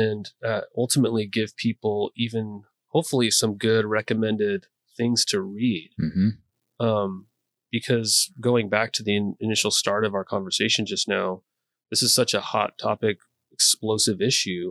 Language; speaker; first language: English; native; English